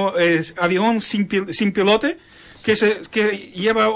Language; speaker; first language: Spanish; non-native, learner; Ukrainian